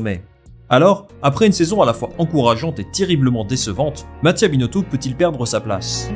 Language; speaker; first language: French; native; French